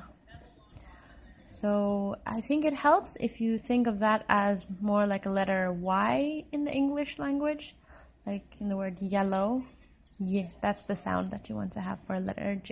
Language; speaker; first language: English; non-native, fluent; Finnish